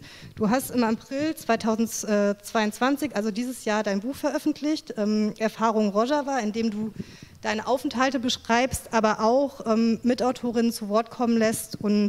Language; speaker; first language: German; native; German